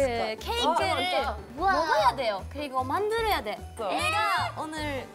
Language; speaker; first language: Korean; non-native, learner; Japanese